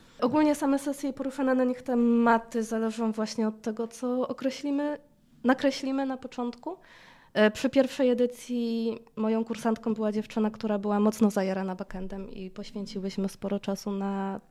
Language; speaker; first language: Polish; native; Polish